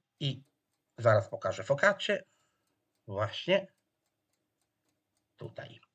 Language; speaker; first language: Polish; non-native, fluent; Italian